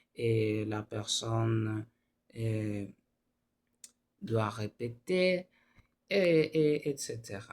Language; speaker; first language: French; non-native, learner; Spanish